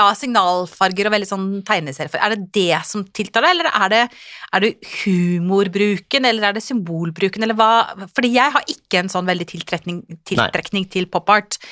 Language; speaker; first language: Norwegian; native; Norwegian